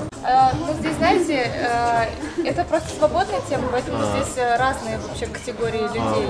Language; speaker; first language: Russian; native; Russian